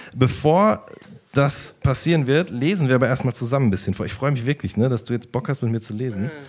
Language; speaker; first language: German; native; German